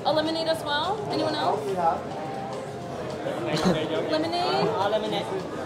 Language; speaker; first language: English; native; English